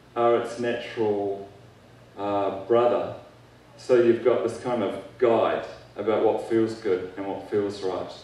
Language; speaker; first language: English; native; English